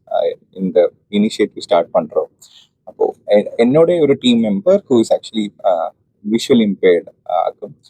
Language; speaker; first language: Tamil; non-native, local second language; Malayalam